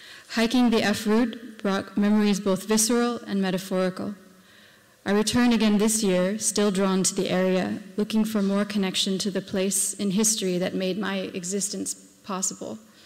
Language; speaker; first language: English; native; English